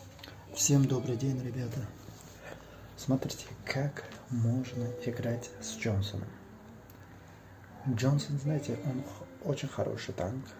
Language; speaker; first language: Russian; non-native, local second language; Uzbek